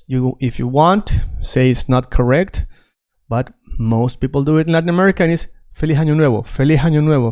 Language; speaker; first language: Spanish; native; Spanish